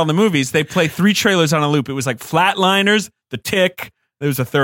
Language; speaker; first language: English; native; English